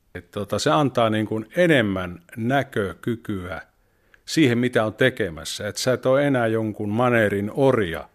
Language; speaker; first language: Finnish; native; Finnish